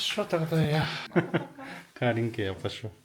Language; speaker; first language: Russian; non-native, learner; Korean